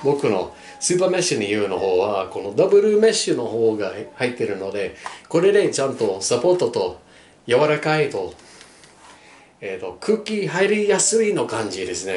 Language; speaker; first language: Japanese; non-native, learner; English